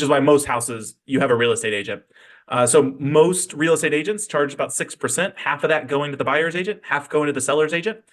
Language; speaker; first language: English; native; English